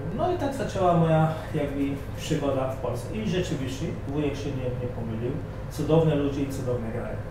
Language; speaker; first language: Polish; non-native, fluent; Arabic